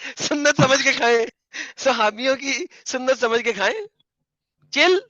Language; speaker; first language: Urdu; non-native, local second language; Punjabi